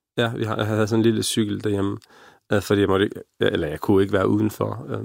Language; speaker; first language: Danish; early bilingual, other home language; Arabic